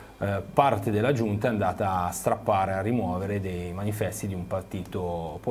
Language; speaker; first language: Italian; native; Italian